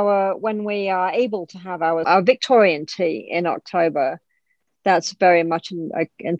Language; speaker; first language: English; native; English